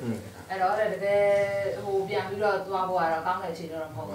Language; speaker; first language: Dutch; non-native, learner; Burmese